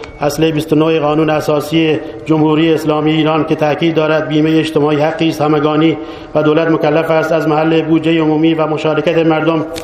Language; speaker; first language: Persian; non-native, local second language; Baluchi